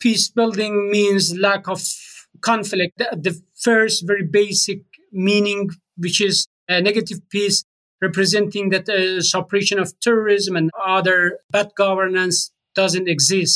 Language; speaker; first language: English; non-native, fluent; Persian